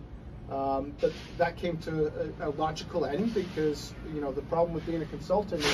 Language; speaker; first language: English; native; English